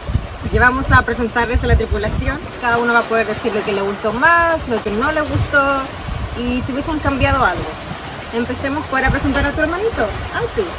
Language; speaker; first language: Spanish; native; Spanish